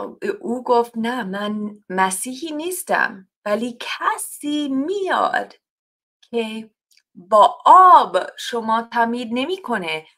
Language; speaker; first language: Persian; non-native, fluent; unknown